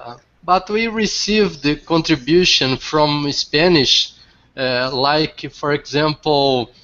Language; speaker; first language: English; non-native, learner; Portuguese